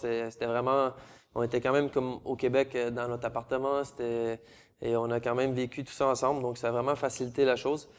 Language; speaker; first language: French; native; French